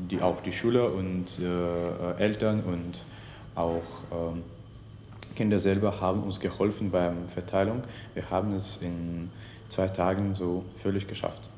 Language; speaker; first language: German; non-native, fluent; Russian